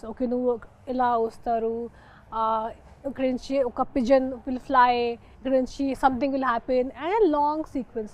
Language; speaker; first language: Telugu; non-native, fluent; Hindi